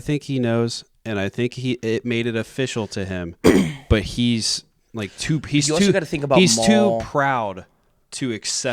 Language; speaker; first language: English; native; English